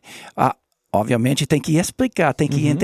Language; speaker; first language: Portuguese; non-native, learner; English